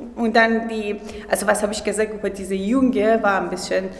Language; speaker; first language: German; non-native, learner; Persian